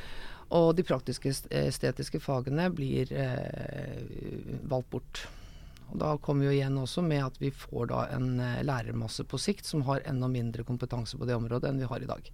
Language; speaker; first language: Norwegian; native; Norwegian